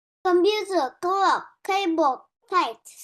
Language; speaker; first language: English; non-native, learner; Vietnamese